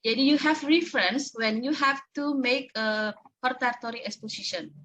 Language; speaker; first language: English; non-native, learner; Indonesian